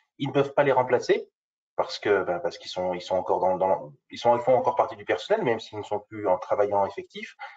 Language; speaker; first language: French; native; French